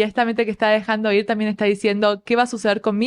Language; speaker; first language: Spanish; native; Spanish